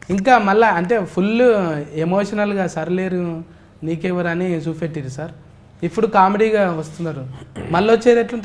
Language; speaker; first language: Telugu; native; Telugu